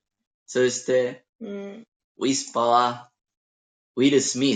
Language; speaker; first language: Japanese; non-native, learner; Spanish